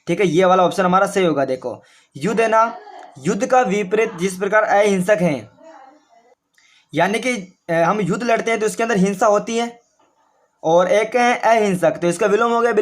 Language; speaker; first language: Hindi; native; Hindi